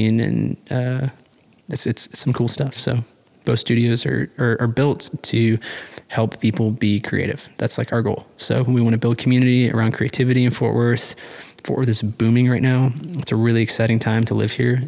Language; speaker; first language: English; native; English